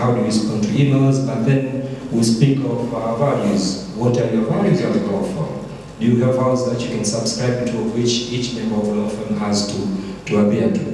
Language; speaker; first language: English; non-native, local second language; Swahili